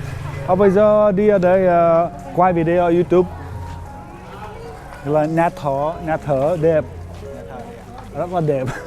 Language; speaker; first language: Vietnamese; non-native, learner; Lithuanian